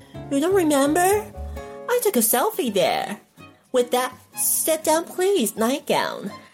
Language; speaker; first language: English; non-native, fluent; Chinese